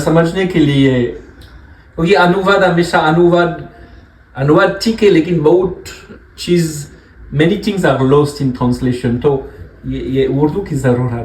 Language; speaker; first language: Hindi; non-native, learner; French